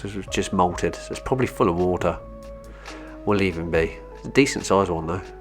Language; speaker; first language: English; native; English